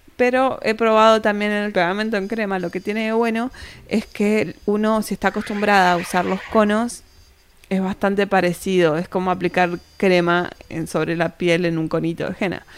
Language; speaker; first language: Spanish; native; Spanish